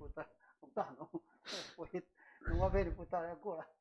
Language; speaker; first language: Italian; non-native, learner; Chinese